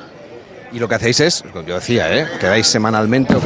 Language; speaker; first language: Spanish; native; Spanish